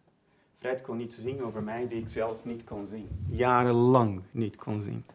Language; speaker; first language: Dutch; non-native, fluent; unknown